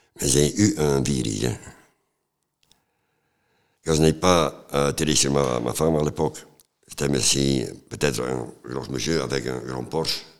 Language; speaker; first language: French; non-native, local second language; Dutch